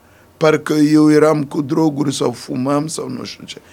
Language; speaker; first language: Romanian; non-native, fluent; Sango